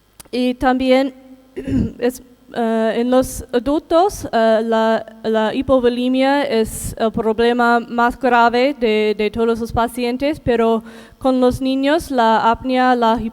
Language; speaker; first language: Spanish; non-native, fluent; English